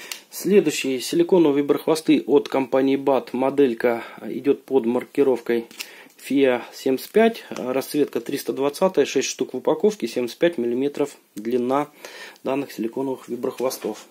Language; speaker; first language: Russian; native; Russian